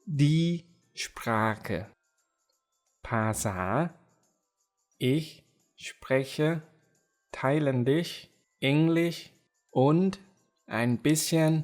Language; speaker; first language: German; non-native, fluent; Thai